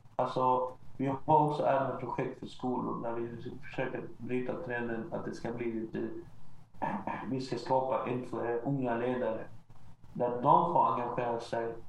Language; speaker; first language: Swedish; early bilingual, other home language; Arabic